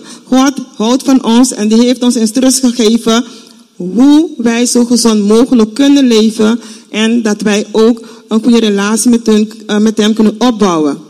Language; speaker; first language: Dutch; non-native, fluent; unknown